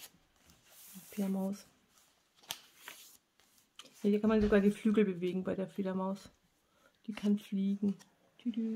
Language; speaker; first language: German; native; German